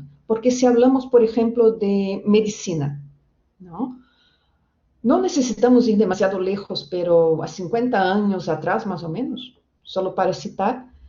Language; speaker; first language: Spanish; non-native, fluent; Portuguese